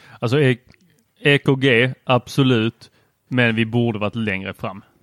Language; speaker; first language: Swedish; native; Swedish